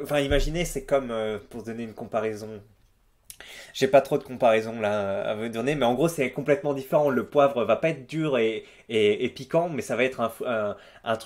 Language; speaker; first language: French; native; French